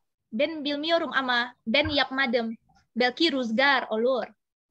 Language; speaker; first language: Turkish; non-native, learner; Indonesian